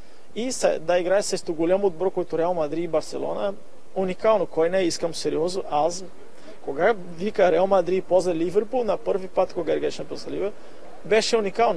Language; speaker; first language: Bulgarian; non-native, learner; Portuguese